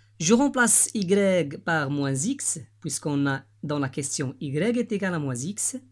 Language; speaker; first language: French; non-native, local second language; Arabic